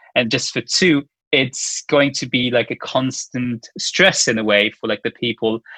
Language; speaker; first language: English; non-native, fluent; Luxembourgish